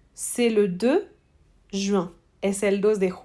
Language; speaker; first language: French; non-native, fluent; Spanish